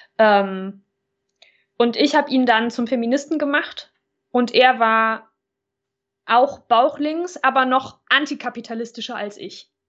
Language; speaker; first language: German; native; German